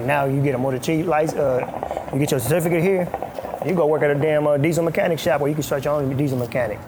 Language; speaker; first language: English; non-native, fluent; Arabic